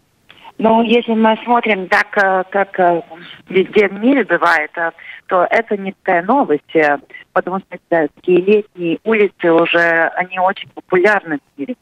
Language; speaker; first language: Russian; non-native, local second language; Latvian